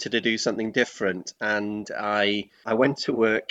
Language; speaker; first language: English; native; English